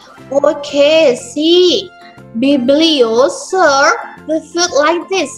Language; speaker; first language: English; non-native, fluent; Indonesian